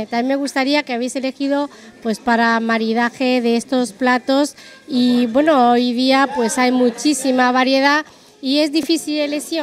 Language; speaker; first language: Spanish; native; Spanish